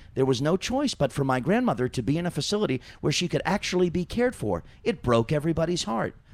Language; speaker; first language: English; native; English